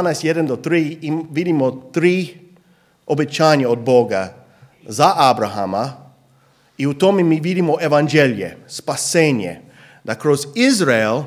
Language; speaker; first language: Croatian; non-native, fluent; English